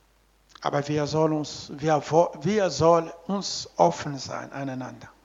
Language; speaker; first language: German; non-native, learner; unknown